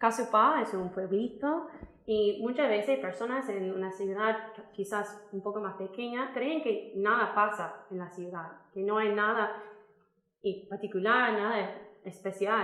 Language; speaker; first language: Spanish; non-native, fluent; English